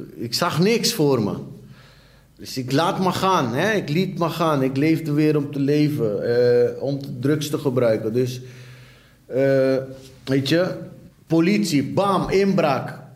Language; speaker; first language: Dutch; early bilingual, other home language; Papiamento